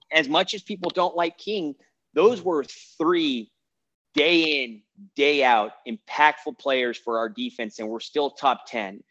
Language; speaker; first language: English; native; English